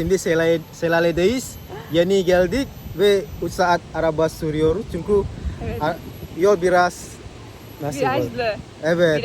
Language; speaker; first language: Turkish; non-native, learner; Indonesian